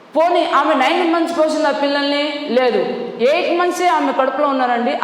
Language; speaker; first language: Telugu; non-native, local second language; Lambadi